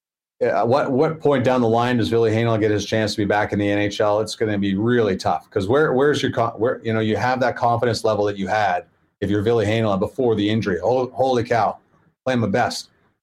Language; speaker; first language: English; native; English